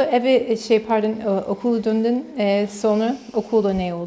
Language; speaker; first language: Turkish; non-native, learner; English